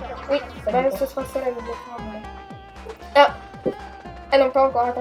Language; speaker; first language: French; native; French